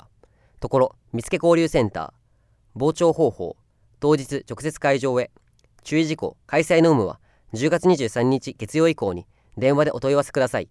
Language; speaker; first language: Japanese; native; Japanese